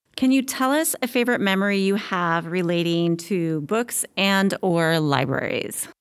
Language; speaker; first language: English; native; English